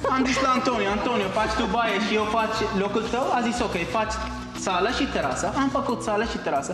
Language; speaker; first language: Romanian; non-native, learner; Arabic